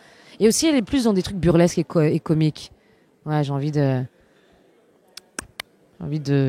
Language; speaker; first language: French; native; French